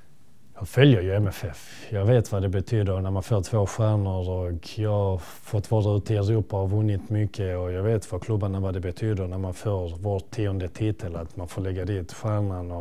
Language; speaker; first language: Swedish; early bilingual, other home language; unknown